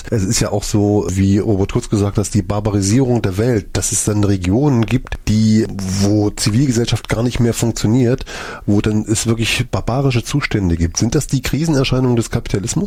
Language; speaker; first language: German; native; German